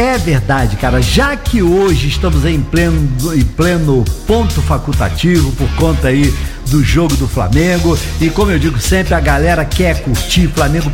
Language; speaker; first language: Portuguese; native; Portuguese